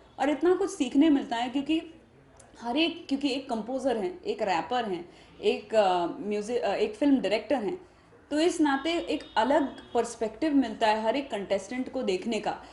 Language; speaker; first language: Hindi; non-native, local second language; Marathi